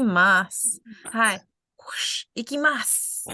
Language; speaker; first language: Japanese; non-native, fluent; English